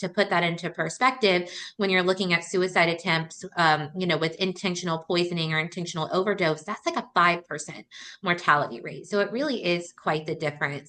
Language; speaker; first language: English; native; English